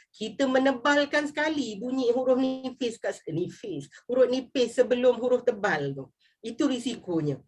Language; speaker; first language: Malay; native; Malay